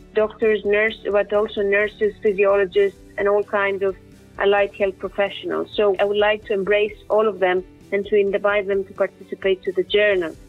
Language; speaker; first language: English; non-native, fluent; Greek